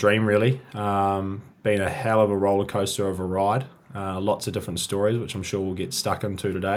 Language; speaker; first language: English; native; English